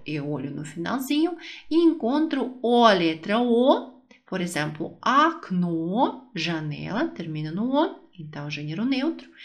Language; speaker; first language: Portuguese; non-native, fluent; Russian